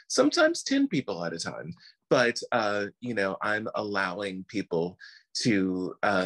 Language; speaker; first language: English; native; English